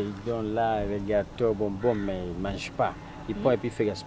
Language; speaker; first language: French; non-native, learner; Swahili